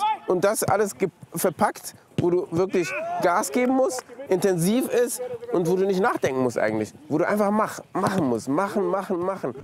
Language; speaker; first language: German; native; German